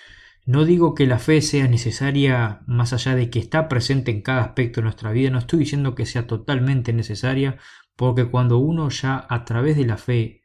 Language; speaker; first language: Spanish; native; Spanish